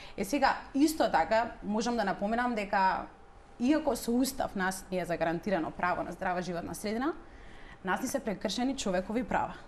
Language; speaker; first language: Macedonian; native; Macedonian